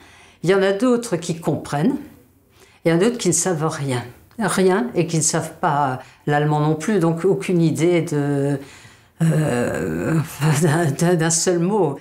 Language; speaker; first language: French; native; French